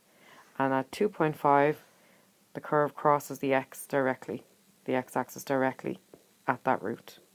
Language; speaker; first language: English; native; English